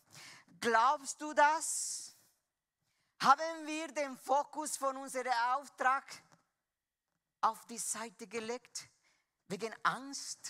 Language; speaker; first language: German; non-native, fluent; Spanish